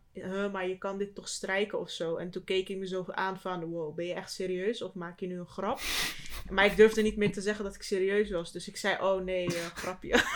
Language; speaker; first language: Dutch; early bilingual, other home language; Turkish